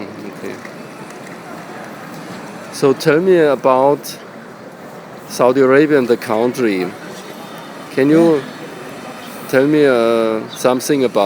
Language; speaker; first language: English; non-native, learner; German